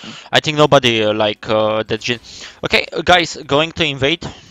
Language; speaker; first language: English; non-native, learner; Romanian